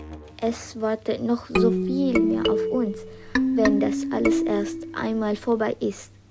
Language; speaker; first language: German; non-native, learner; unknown